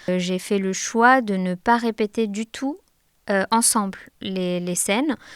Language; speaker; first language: French; non-native, local second language; Arabic